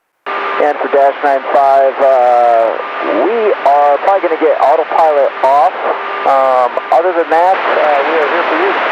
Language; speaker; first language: English; native; English